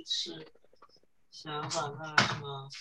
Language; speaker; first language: Chinese; early bilingual, heritage; Chinese